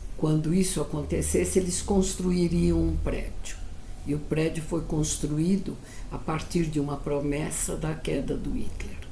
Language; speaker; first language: Portuguese; early bilingual, other home language; Yiddish